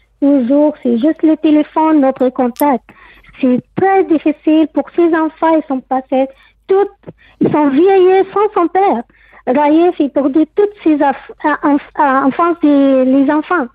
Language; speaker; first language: French; non-native, learner; Arabic